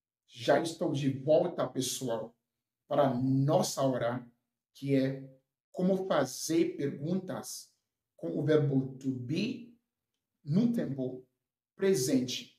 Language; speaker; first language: Portuguese; non-native, fluent; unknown